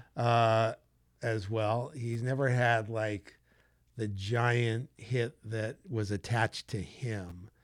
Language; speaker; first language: English; native; English